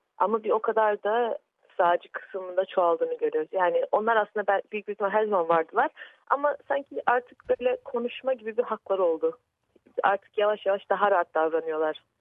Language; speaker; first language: Turkish; early bilingual, heritage; Turkish